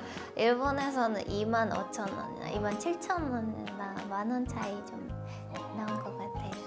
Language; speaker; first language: Korean; non-native, fluent; Japanese